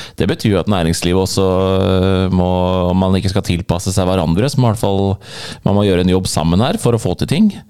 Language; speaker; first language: Norwegian; native; Norwegian